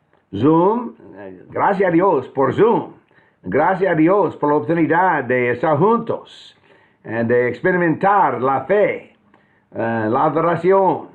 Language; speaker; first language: Spanish; non-native, fluent; English